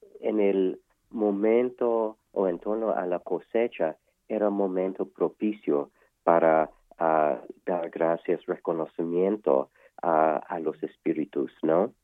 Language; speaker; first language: Spanish; non-native, fluent; English